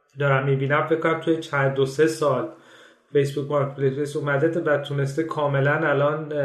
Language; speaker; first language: Persian; native; Persian